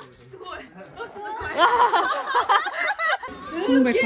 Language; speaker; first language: Japanese; native; Japanese